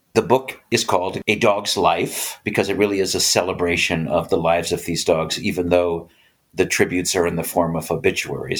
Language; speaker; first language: English; native; English